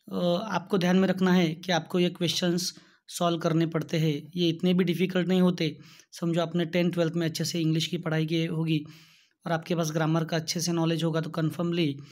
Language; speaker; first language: Hindi; non-native, local second language; Marathi